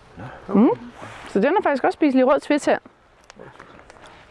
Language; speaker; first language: Danish; native; Danish